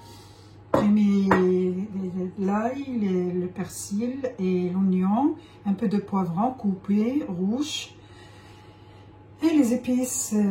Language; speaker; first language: French; non-native, local second language; Arabic